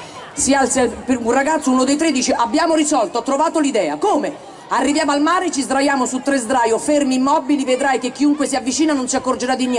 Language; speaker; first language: Italian; native; Italian